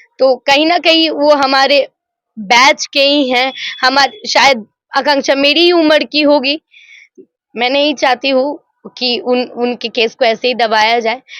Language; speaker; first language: Hindi; non-native, local second language; Bangla